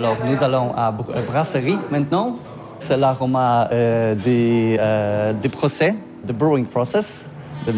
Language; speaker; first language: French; non-native, learner; Polish